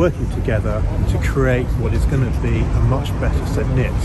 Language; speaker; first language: English; native; English